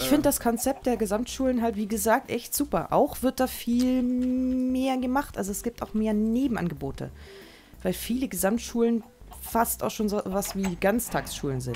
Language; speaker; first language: German; native; German